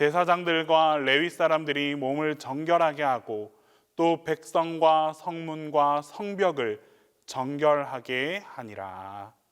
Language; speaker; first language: Korean; native; Korean